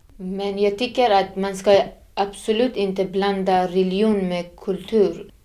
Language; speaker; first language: Swedish; non-native, fluent; Persian